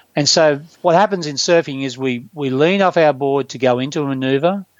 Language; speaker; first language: English; native; English